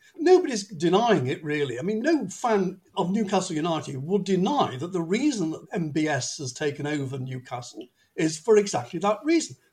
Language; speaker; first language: English; native; English